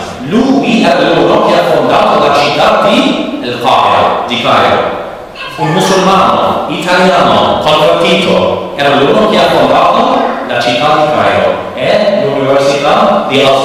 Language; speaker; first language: Italian; non-native, learner; English